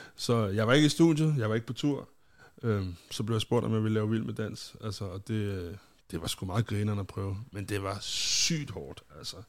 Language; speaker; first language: Danish; native; Danish